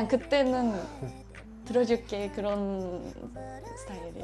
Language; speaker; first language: Korean; non-native, fluent; Japanese